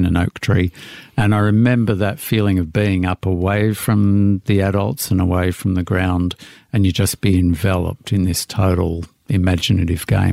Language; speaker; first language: English; native; English